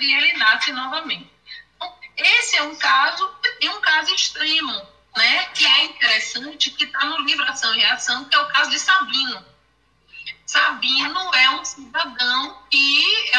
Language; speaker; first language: Portuguese; native; Portuguese